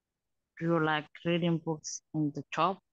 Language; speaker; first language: English; non-native, learner; Somali